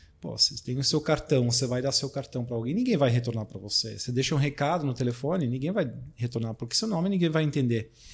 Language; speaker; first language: Portuguese; non-native, fluent; Dutch